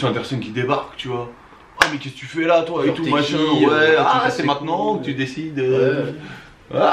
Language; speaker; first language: French; native; French